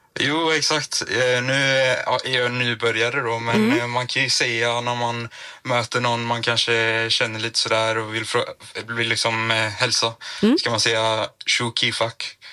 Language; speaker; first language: Swedish; native; Swedish